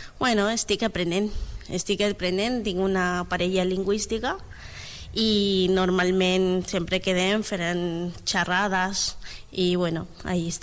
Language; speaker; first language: Catalan; non-native, learner; Spanish